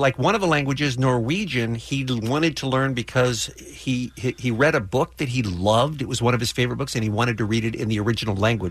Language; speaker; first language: English; native; English